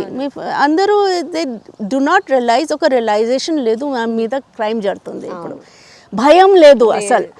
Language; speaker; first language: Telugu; non-native, fluent; Hindi